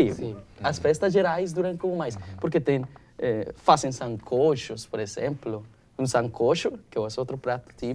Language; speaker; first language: Portuguese; non-native, learner; Spanish